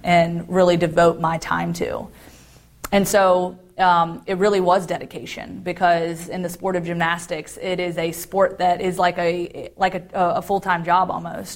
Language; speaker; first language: English; native; English